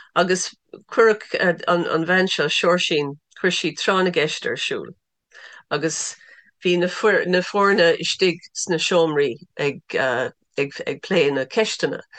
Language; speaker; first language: Irish; non-native, local second language; English